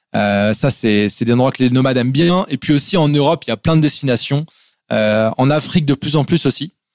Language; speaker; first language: French; native; French